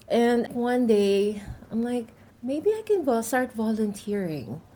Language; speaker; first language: English; non-native, local second language; Filipino